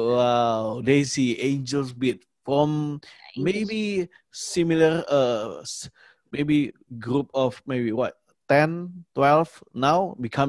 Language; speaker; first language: English; non-native, learner; Indonesian